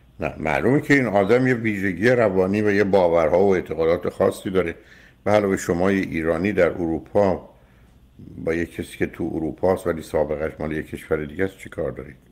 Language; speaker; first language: Persian; native; Persian